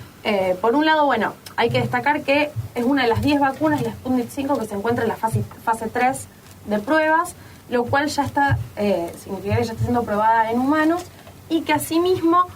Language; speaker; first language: Spanish; native; Spanish